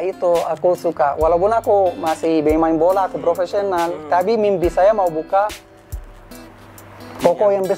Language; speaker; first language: Indonesian; non-native, fluent; Arabic